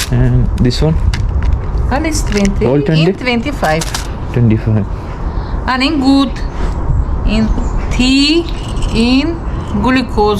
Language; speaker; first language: English; non-native, learner; Malayalam